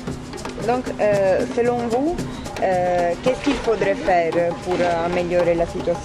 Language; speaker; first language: French; non-native, fluent; Italian